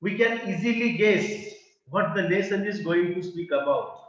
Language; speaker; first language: English; non-native, local second language; Marathi